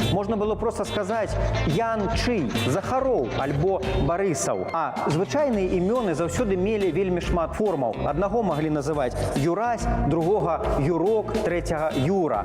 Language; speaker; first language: Belarusian; non-native, local second language; Russian